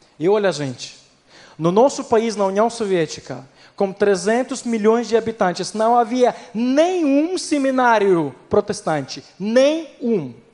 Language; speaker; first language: Portuguese; non-native, fluent; Ukrainian